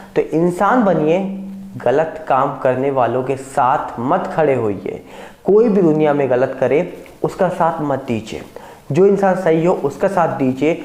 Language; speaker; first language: Hindi; native; Hindi